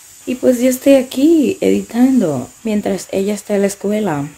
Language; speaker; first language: Spanish; native; Spanish